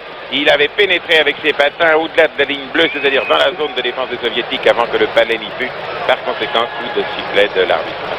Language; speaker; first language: French; native; French